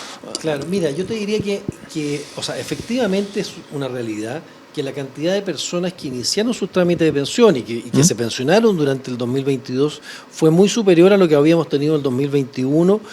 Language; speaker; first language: Spanish; native; Spanish